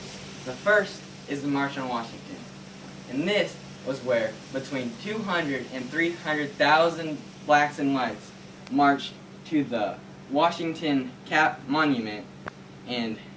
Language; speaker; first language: English; native; English